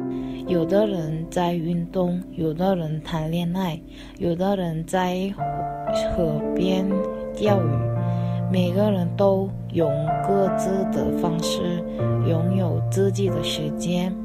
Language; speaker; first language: Chinese; non-native, learner; Korean